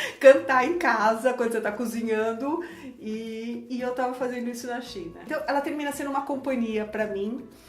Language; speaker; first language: Portuguese; native; Portuguese